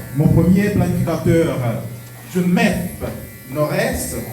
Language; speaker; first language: French; non-native, local second language; Haitian Creole